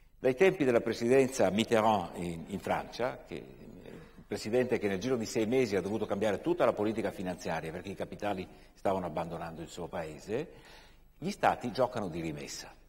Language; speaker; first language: Italian; native; Italian